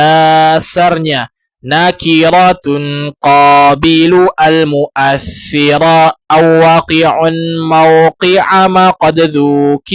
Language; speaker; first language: Arabic; non-native, fluent; Indonesian